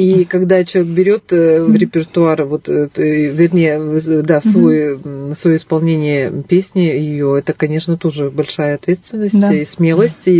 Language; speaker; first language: Russian; native; Russian